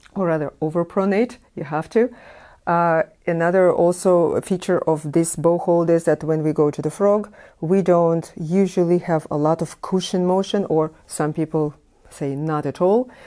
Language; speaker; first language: English; non-native, fluent; Russian